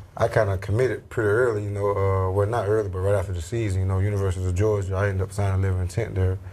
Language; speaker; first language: English; native; English